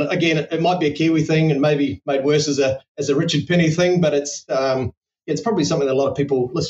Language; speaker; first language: English; native; English